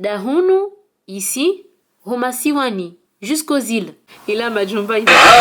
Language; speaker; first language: French; early bilingual, heritage; French